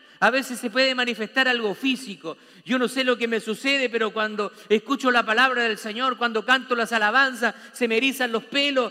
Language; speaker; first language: Spanish; native; Spanish